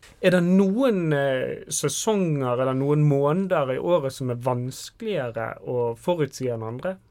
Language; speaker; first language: Norwegian; native; Norwegian